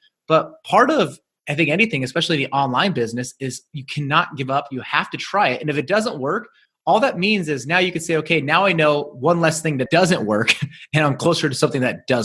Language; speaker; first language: English; native; English